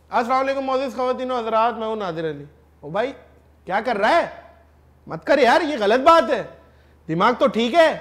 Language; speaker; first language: Urdu; native; Urdu